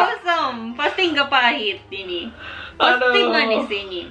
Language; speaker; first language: Indonesian; non-native, learner; Japanese